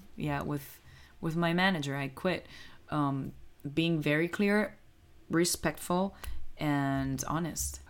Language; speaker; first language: English; non-native, fluent; Spanish